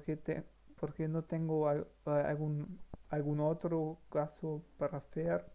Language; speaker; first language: Spanish; non-native, learner; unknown